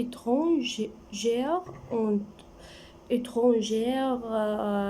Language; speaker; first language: French; non-native, learner; Arabic